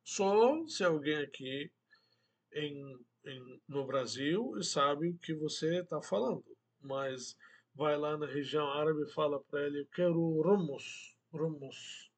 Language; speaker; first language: Portuguese; non-native, fluent; Arabic